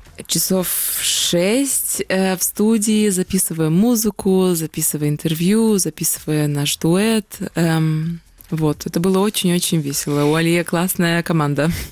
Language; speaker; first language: Russian; native; Russian